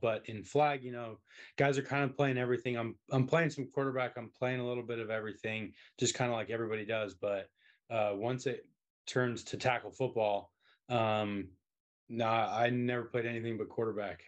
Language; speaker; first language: English; native; English